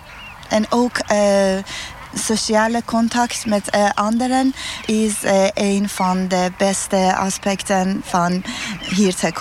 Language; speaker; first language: Dutch; non-native, learner; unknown